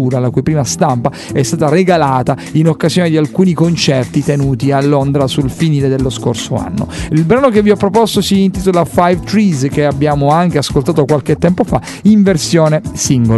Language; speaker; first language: Italian; native; Italian